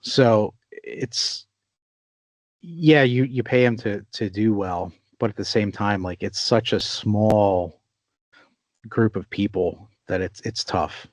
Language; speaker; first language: English; native; English